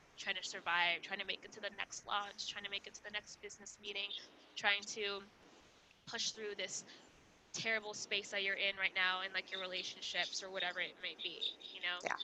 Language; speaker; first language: English; non-native, local second language; Kinyarwanda